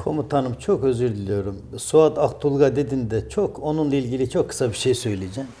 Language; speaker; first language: Turkish; native; Turkish